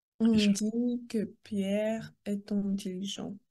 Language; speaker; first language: French; non-native, learner; Russian